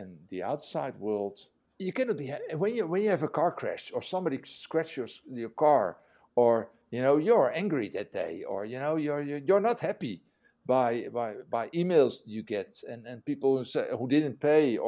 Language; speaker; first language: English; non-native, fluent; Dutch